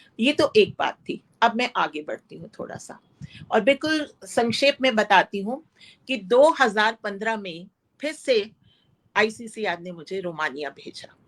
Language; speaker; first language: Hindi; non-native, local second language; Punjabi